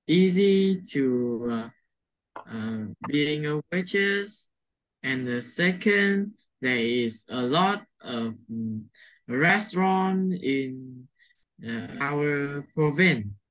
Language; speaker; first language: English; non-native, learner; Vietnamese